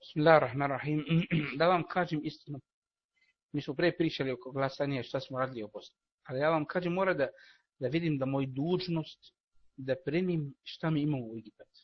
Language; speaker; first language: Bosnian; non-native, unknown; Arabic